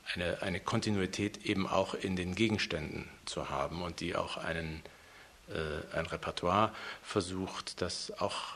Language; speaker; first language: German; native; German